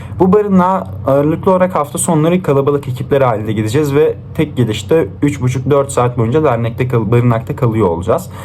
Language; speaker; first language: Turkish; native; Turkish